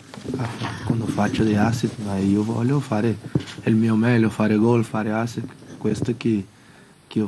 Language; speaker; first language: Italian; non-native, learner; Portuguese